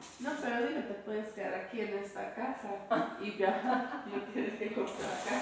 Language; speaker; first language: Spanish; early bilingual, heritage; English